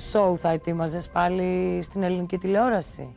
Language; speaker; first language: Greek; native; Greek